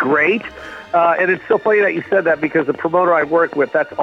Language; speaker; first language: English; native; English